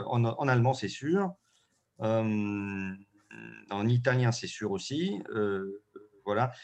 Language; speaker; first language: French; early bilingual, other home language; Russian